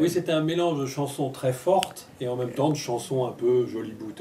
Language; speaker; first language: French; native; French